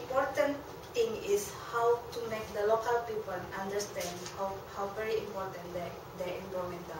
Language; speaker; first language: English; non-native, learner; Indonesian